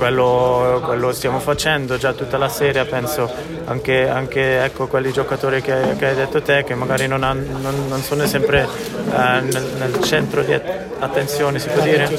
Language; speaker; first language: Italian; non-native, local second language; Swiss German